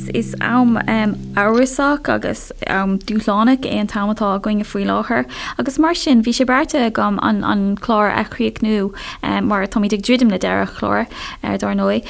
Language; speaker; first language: Irish; non-native, local second language; English